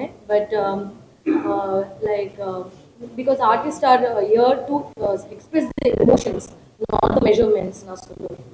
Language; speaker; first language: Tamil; non-native, learner; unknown